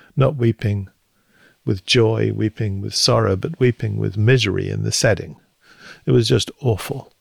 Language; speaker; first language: English; native; English